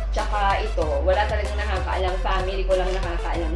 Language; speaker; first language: Filipino; non-native, local second language; Iloko